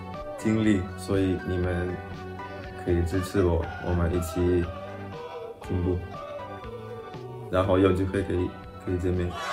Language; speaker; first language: Chinese; non-native, fluent; Russian